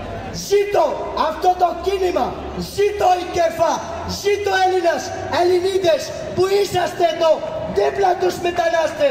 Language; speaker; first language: Greek; non-native, fluent; Urdu